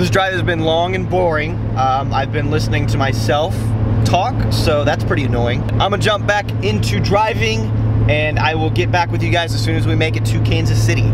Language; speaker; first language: English; native; English